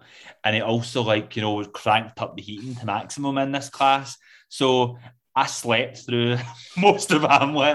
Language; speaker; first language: English; native; English